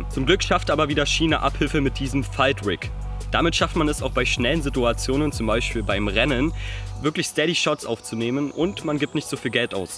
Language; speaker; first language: German; native; German